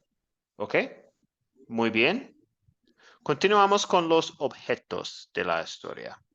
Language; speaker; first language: Spanish; non-native, fluent; English